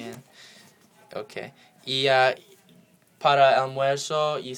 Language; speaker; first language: Spanish; non-native, learner; English